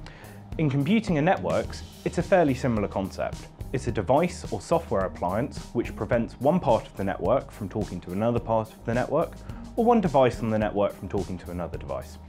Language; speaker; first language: English; native; English